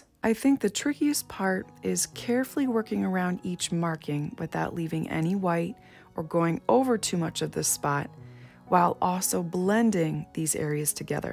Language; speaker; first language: English; native; English